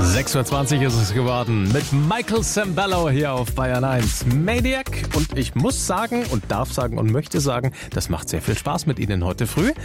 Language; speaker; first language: German; native; German